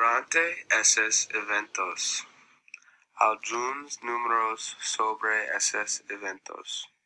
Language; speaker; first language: Portuguese; non-native, learner; English